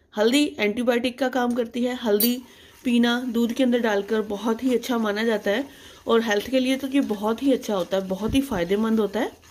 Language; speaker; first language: Hindi; non-native, local second language; Punjabi